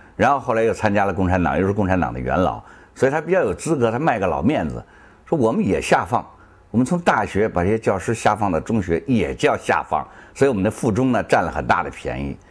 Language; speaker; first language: Chinese; native; Chinese